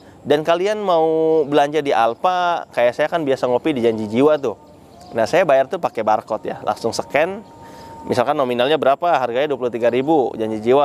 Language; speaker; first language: Indonesian; native; Indonesian